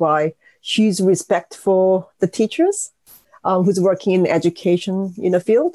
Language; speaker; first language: English; non-native, fluent; Korean